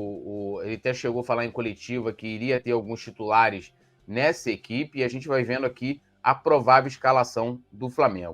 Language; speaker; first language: Portuguese; native; Portuguese